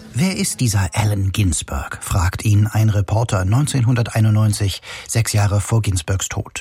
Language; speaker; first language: German; native; German